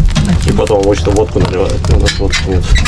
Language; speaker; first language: Russian; native; Russian